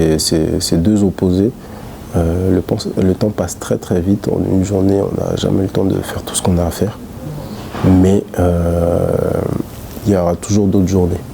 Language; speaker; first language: French; early bilingual, other home language; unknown